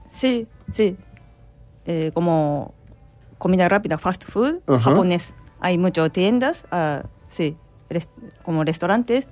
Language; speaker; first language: Spanish; non-native, learner; Japanese